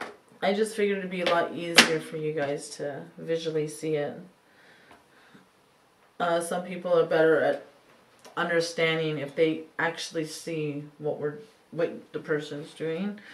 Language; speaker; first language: English; native; English